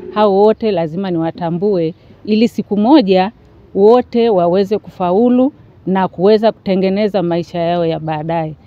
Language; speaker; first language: Swahili; native; Swahili